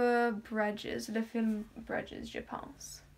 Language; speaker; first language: French; non-native, learner; English